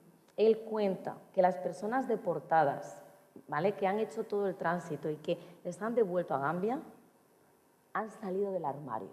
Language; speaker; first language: Spanish; native; Spanish